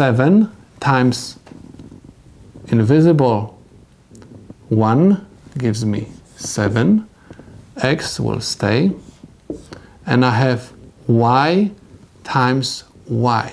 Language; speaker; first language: English; non-native, fluent; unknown